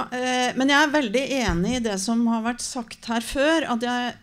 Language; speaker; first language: Norwegian; native; Norwegian